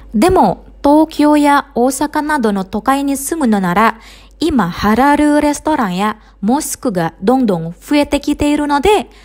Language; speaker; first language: Japanese; non-native, fluent; Indonesian